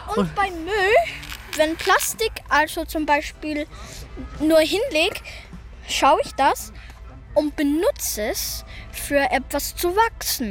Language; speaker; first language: German; early bilingual, other home language; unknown